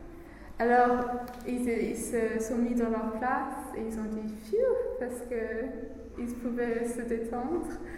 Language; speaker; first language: French; non-native, learner; English